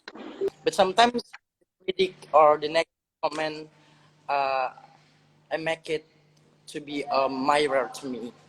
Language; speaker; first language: English; non-native, learner; Indonesian